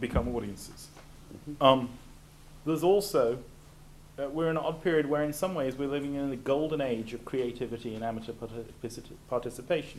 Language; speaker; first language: English; native; English